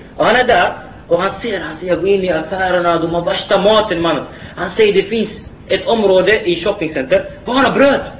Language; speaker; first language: Swedish; non-native, fluent; Arabic